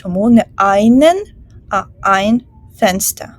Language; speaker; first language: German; non-native, fluent; Ukrainian